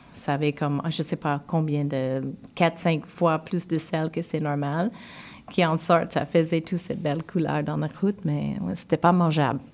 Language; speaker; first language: French; non-native, fluent; English